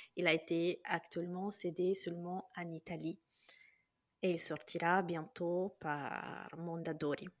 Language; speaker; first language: French; non-native, fluent; Italian